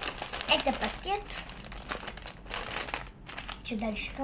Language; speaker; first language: Russian; early bilingual, heritage; Hebrew